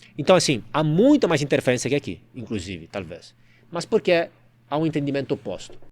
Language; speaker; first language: Portuguese; non-native, fluent; Italian